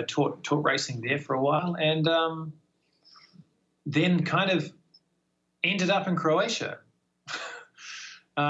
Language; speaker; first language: English; native; English